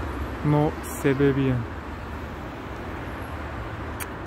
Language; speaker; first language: Spanish; non-native, learner; Turkish